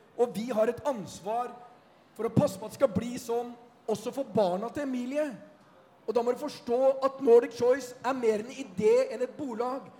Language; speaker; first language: Norwegian; native; Norwegian